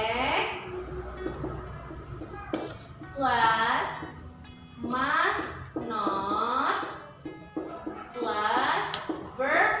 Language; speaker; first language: English; non-native, fluent; Indonesian